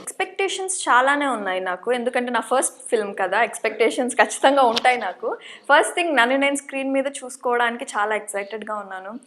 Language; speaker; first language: Telugu; native; Telugu